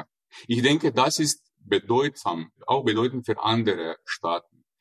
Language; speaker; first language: German; non-native, fluent; Slovenian